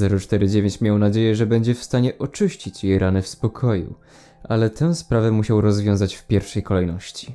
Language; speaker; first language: Polish; native; Polish